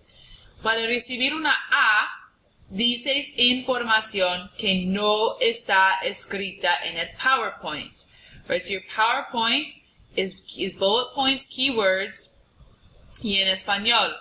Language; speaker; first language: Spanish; non-native, fluent; English